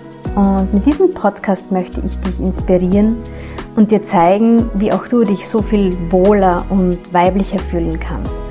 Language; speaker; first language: German; native; German